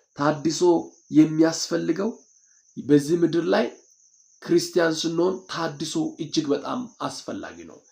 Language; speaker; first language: Amharic; non-native, local second language; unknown